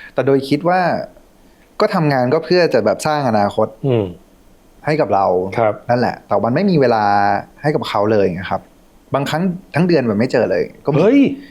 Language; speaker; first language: Thai; native; Thai